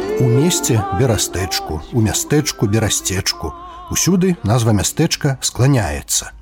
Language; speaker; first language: Belarusian; native; Belarusian